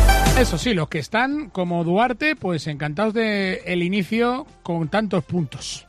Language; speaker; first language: Spanish; native; Spanish